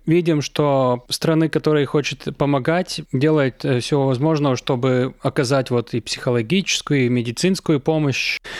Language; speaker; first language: Russian; non-native, local second language; Latvian